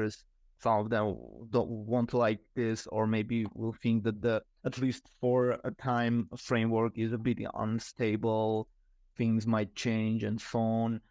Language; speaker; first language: English; non-native, fluent; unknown